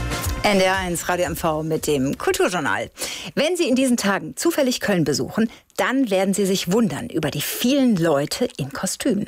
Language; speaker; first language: German; native; German